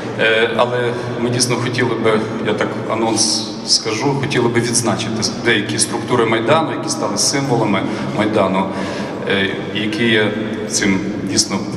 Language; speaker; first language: Ukrainian; native; Ukrainian